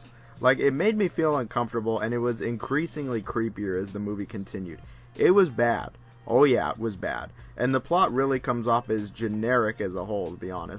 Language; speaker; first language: English; native; English